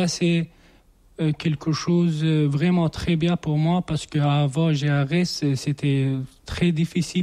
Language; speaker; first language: French; non-native, learner; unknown